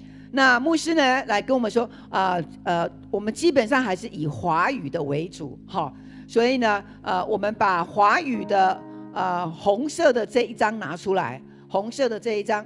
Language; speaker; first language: Chinese; native; Chinese